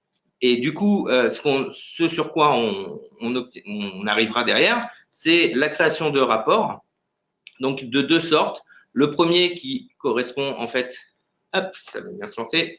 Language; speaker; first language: French; native; French